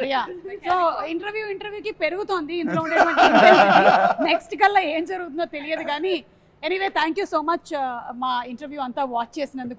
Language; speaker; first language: Telugu; native; Telugu